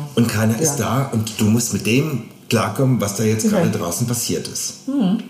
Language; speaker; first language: German; native; German